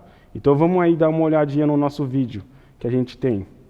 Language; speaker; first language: Portuguese; native; Portuguese